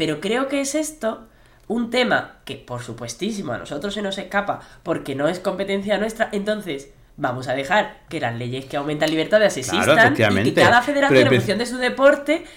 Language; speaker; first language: Spanish; native; Spanish